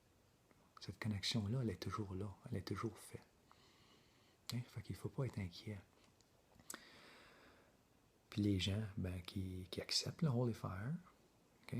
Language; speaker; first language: French; native; French